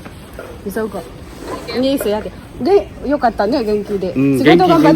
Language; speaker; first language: Japanese; non-native, learner; Mizo